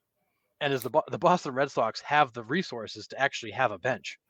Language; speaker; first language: English; native; English